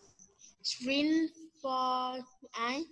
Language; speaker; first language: English; non-native, learner; Vietnamese